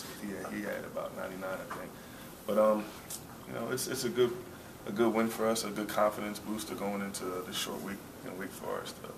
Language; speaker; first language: English; native; English